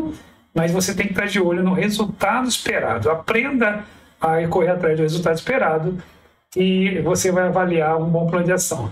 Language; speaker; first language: Portuguese; native; Portuguese